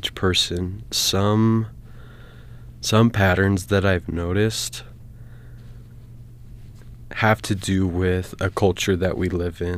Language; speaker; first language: English; native; English